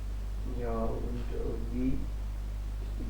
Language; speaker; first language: German; non-native, fluent; Hindi